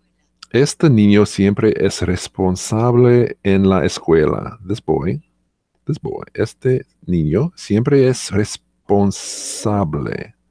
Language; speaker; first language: Spanish; non-native, learner; English